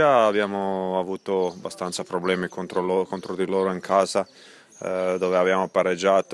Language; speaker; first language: Italian; non-native, fluent; Croatian